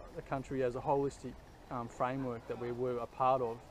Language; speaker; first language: English; native; English